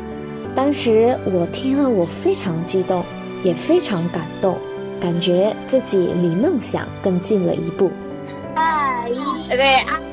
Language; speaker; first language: Chinese; early bilingual, heritage; Indonesian